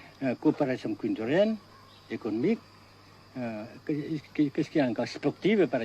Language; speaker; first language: French; non-native, local second language; Vietnamese